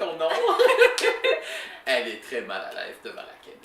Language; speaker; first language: French; native; French